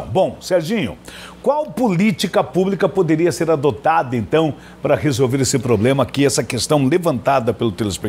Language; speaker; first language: Portuguese; native; Portuguese